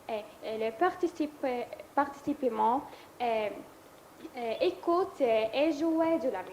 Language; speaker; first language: French; non-native, learner; Arabic